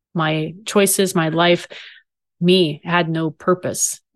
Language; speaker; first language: English; native; English